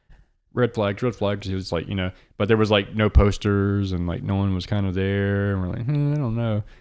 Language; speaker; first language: English; native; English